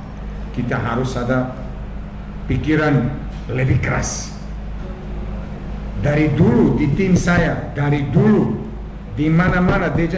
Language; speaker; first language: Indonesian; non-native, fluent; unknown